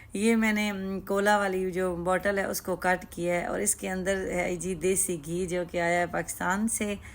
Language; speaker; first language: Urdu; native; Urdu